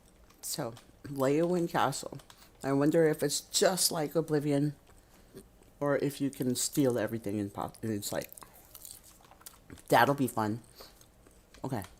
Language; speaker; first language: English; native; English